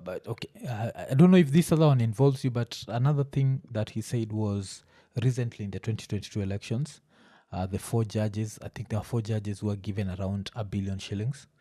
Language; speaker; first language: English; non-native, local second language; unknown